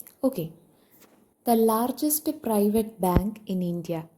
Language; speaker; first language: English; non-native, local second language; Malayalam